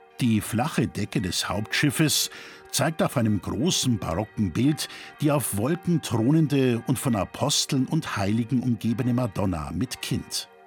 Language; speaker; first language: German; native; German